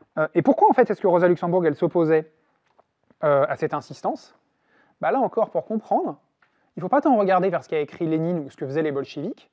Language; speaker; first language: French; native; French